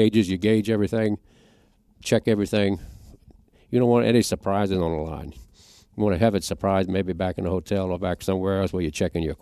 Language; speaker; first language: English; native; English